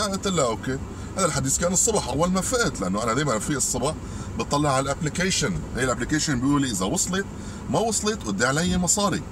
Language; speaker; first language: Arabic; native; Arabic